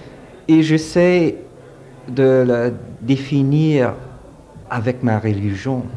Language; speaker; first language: French; early bilingual, heritage; French